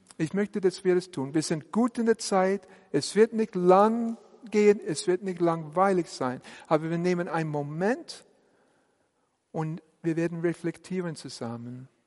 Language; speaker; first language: German; non-native, fluent; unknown